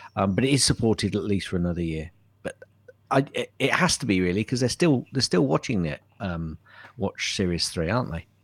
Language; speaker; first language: English; native; English